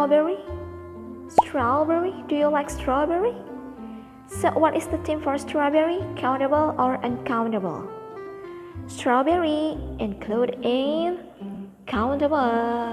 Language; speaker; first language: English; non-native, fluent; Indonesian